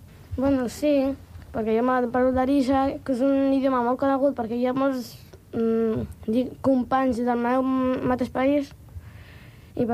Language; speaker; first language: Catalan; non-native, learner; Arabic